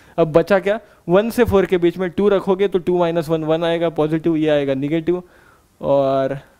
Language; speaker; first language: Hindi; non-native, local second language; Marathi